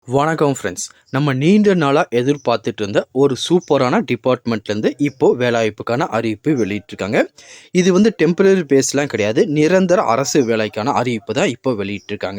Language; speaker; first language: Tamil; native; Tamil